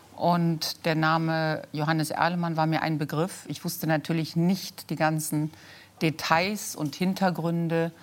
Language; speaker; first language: German; native; German